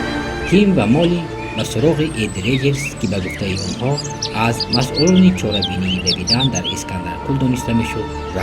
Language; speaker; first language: Persian; native; Persian